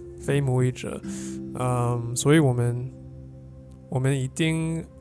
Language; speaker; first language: Chinese; non-native, fluent; English